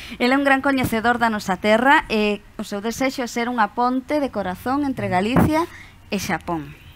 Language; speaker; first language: Galician; native; Galician